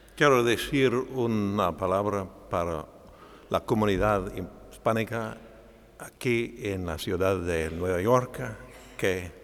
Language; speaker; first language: Spanish; non-native, learner; English